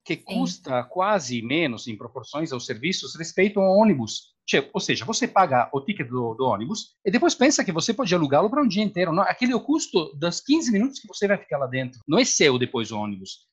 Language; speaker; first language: Portuguese; non-native, fluent; Italian